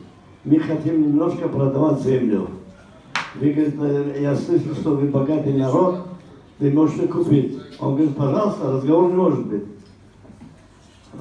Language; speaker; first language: Russian; non-native, local second language; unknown